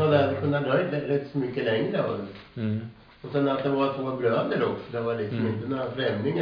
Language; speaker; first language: Swedish; native; Swedish